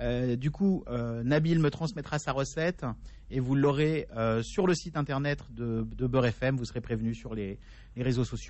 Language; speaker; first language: French; native; French